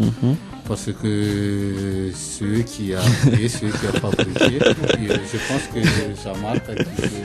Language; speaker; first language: French; non-native, local second language; Malagasy